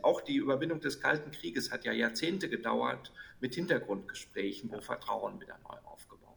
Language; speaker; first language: German; native; German